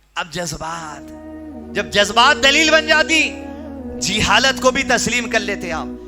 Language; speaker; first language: Urdu; native; Urdu